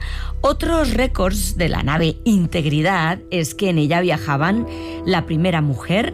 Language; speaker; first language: Spanish; native; Spanish